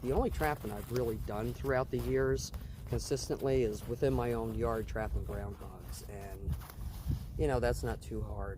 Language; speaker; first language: English; native; English